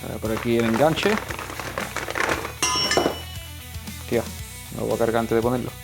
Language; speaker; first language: Spanish; native; Spanish